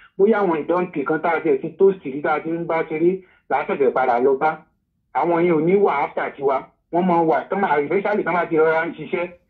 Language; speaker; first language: Yoruba; native; Yoruba